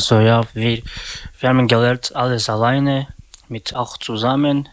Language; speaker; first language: German; non-native, learner; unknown